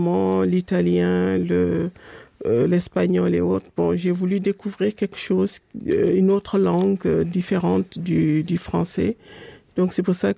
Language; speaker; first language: French; non-native, local second language; Wolof